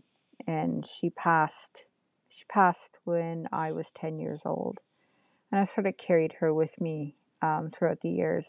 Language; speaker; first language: English; native; English